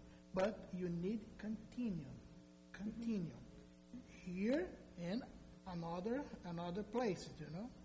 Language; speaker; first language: English; non-native, learner; Portuguese